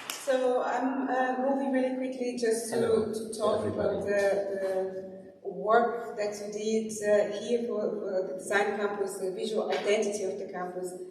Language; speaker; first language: English; non-native, fluent; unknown